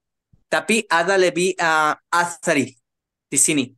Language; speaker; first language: Indonesian; non-native, learner; Spanish